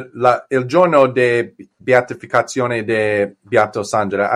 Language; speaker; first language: Italian; non-native, learner; English